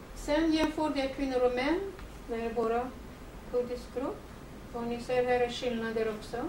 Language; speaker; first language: Swedish; non-native, fluent; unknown